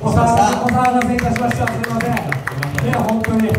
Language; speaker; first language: Japanese; native; Japanese